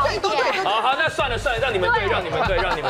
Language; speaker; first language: Chinese; native; Chinese